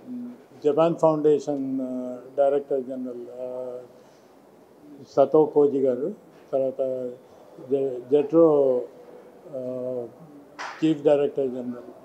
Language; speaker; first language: Telugu; native; Telugu